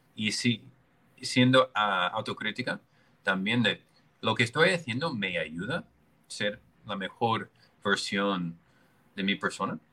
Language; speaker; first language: Spanish; non-native, fluent; English